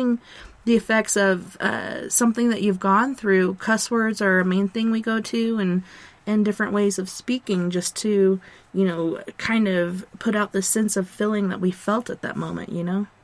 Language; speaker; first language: English; native; English